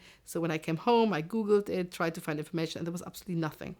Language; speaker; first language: English; non-native, fluent; German